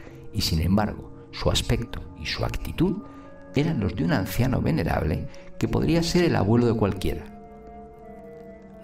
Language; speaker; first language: Spanish; native; Spanish